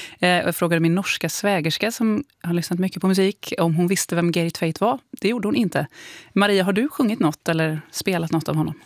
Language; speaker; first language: Swedish; native; Swedish